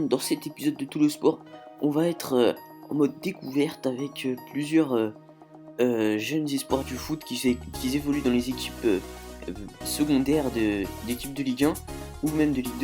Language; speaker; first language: French; native; French